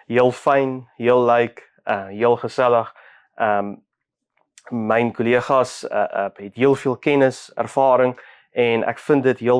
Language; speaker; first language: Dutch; non-native, learner; Afrikaans